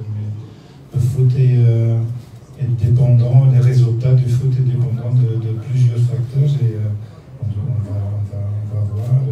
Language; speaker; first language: French; non-native, learner; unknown